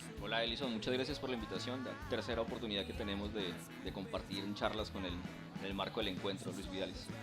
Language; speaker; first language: Spanish; native; Spanish